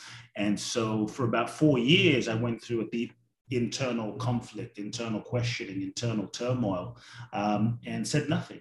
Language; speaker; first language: English; native; English